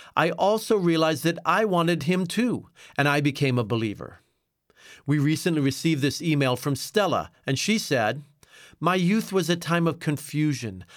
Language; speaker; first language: English; native; English